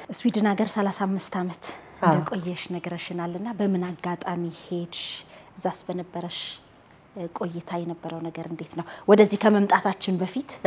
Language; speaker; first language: Amharic; native; Amharic